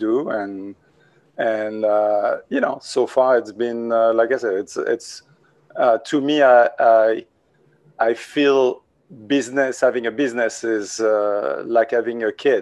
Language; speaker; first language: English; non-native, fluent; French